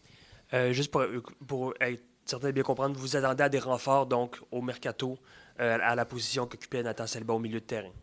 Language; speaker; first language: French; native; French